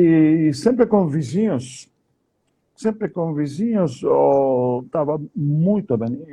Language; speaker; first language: Portuguese; non-native, fluent; Turkish